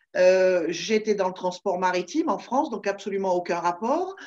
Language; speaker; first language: French; native; French